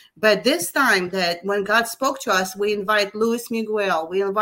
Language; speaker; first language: English; non-native, fluent; Russian